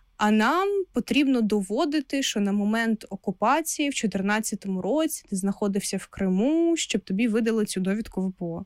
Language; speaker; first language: Ukrainian; non-native, local second language; Russian